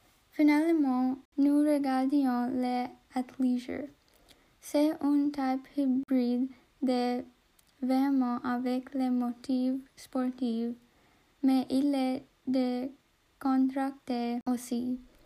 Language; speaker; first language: French; non-native, learner; English